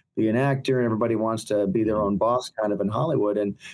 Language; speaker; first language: English; native; English